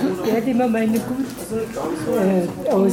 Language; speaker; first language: German; non-native, fluent; Persian